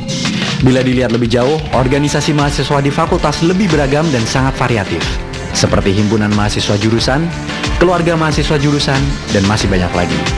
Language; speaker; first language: Indonesian; native; Indonesian